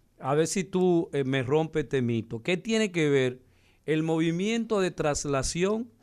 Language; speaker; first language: Spanish; native; Spanish